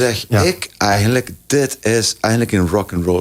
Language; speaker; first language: Dutch; non-native, fluent; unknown